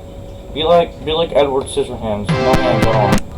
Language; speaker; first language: English; native; English